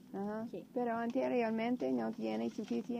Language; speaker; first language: Spanish; non-native, learner; English